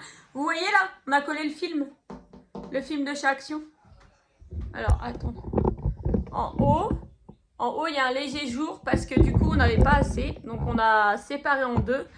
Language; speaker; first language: French; native; French